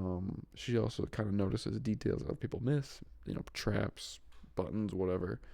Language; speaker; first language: English; native; English